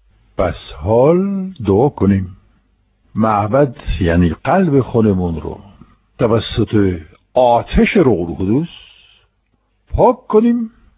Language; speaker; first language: Persian; non-native, fluent; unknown